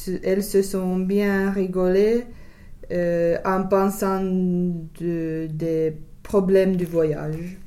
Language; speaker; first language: French; non-native, fluent; English